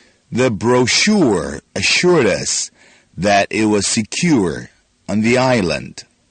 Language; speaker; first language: English; non-native, fluent; Chinese